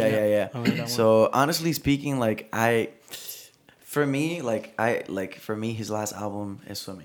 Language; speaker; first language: English; non-native, fluent; Spanish